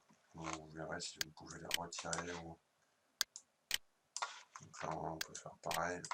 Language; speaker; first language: French; native; French